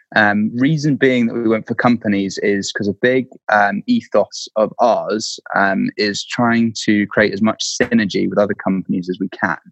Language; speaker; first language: English; native; English